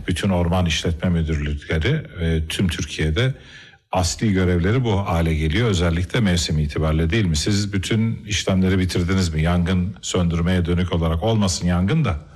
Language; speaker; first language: Turkish; native; Turkish